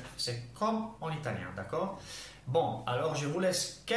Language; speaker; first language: French; non-native, fluent; Italian